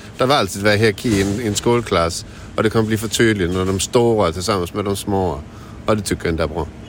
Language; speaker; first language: Swedish; non-native, fluent; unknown